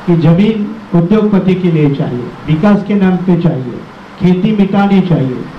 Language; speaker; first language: Hindi; non-native, local second language; Marathi